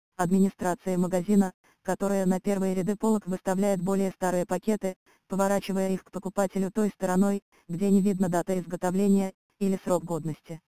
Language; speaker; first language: Russian; native; Russian